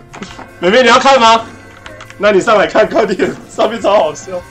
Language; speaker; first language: Chinese; native; Chinese